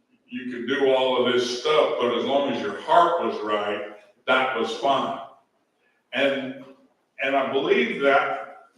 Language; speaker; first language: English; native; English